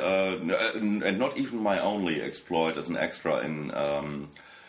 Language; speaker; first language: English; non-native, fluent; German